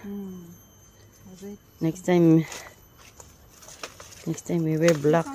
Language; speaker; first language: English; non-native, learner; Filipino